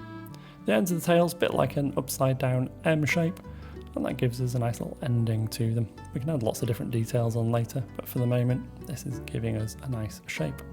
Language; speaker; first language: English; native; English